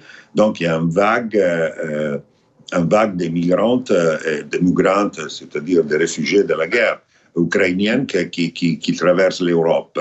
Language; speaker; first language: French; non-native, fluent; Italian